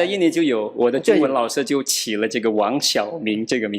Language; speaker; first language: Chinese; non-native, fluent; Madurese